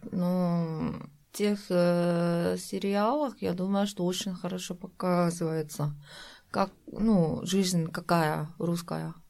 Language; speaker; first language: Russian; non-native, fluent; Korean